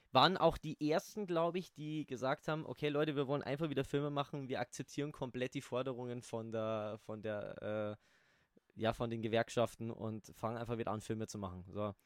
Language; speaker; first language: German; native; German